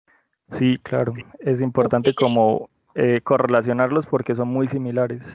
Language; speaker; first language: Spanish; native; Spanish